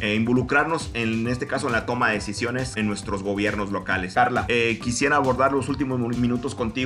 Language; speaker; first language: Spanish; native; Spanish